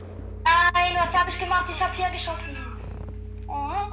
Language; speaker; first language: German; non-native, fluent; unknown